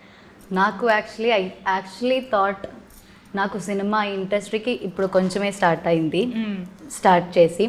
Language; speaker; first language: Telugu; non-native, learner; Malayalam